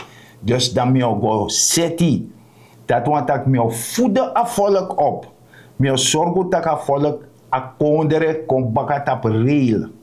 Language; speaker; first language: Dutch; non-native, local second language; Sranan Tongo